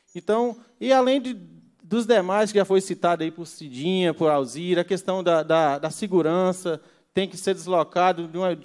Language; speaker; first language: Portuguese; native; Portuguese